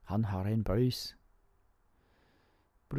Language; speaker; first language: Norwegian; non-native, learner; English